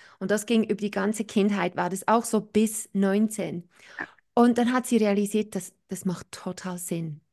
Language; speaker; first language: German; non-native, fluent; English